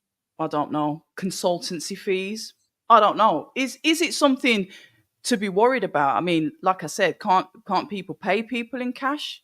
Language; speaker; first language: English; native; English